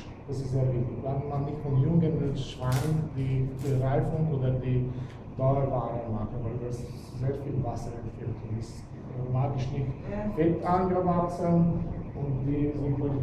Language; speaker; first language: German; non-native, fluent; Slovenian